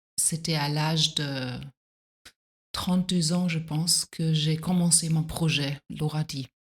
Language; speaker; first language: French; non-native, fluent; German